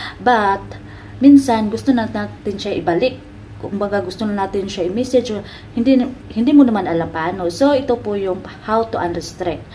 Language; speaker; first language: Filipino; non-native, local second language; Cebuano